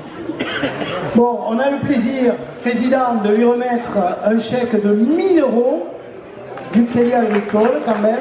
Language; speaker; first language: French; native; French